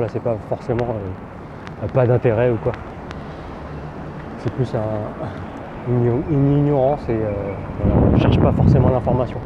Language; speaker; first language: French; native; French